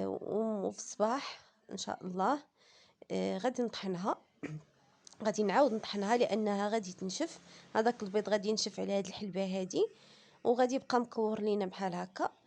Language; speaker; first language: Arabic; native; Arabic